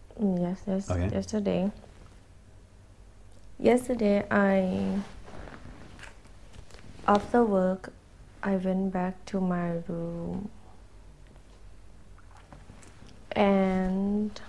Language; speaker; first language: English; non-native, learner; Thai